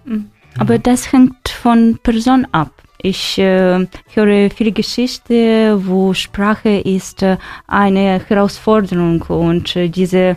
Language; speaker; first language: German; non-native, learner; Ukrainian